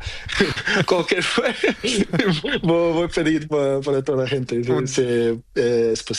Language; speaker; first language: Spanish; non-native, learner; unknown